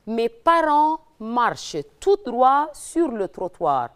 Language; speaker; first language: French; non-native, learner; Arabic